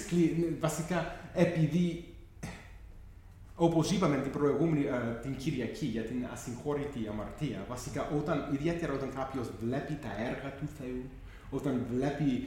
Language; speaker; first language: Greek; non-native, fluent; English